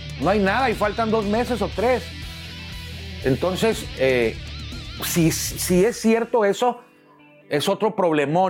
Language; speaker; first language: Spanish; native; Spanish